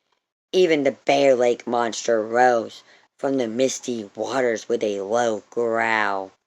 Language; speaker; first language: English; native; English